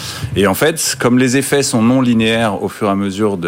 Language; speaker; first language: French; native; French